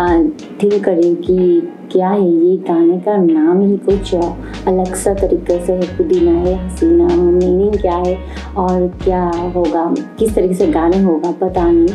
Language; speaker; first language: Hindi; non-native, fluent; Bangla